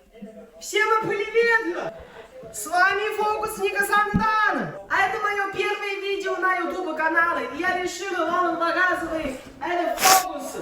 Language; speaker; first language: Russian; non-native, learner; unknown